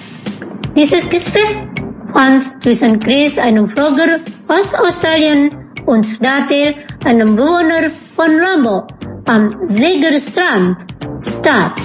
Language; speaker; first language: German; non-native, fluent; Indonesian